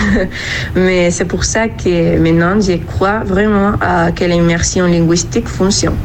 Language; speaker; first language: French; non-native, fluent; Spanish